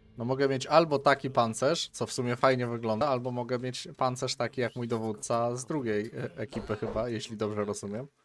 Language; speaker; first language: Polish; native; Polish